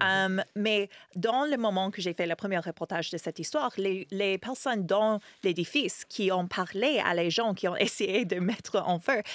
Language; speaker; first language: French; non-native, fluent; English